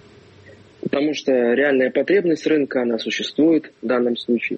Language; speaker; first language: Russian; native; Russian